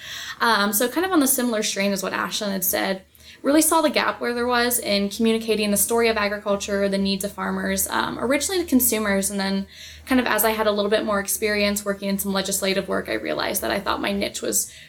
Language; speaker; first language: English; native; English